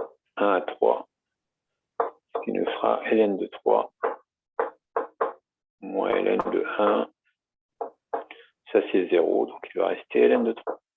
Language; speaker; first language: French; native; French